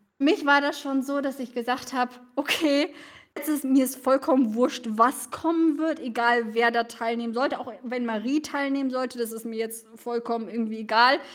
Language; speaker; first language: German; early bilingual, other home language; Russian